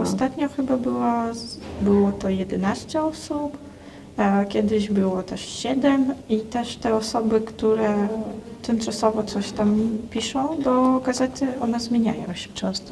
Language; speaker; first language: Polish; non-native, fluent; Russian